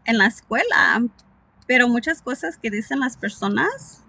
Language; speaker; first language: Spanish; early bilingual, heritage; Spanish